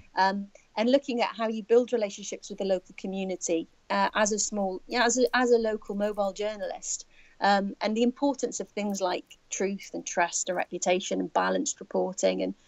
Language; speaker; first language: English; native; English